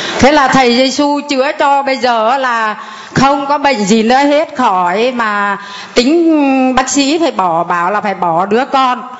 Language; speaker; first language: Vietnamese; non-native, local second language; Muong